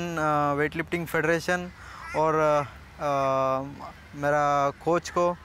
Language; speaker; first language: Hindi; non-native, local second language; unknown